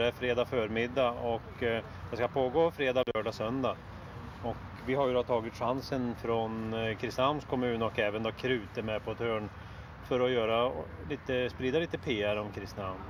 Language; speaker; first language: Swedish; native; Swedish